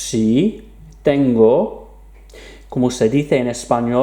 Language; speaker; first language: Spanish; non-native, fluent; English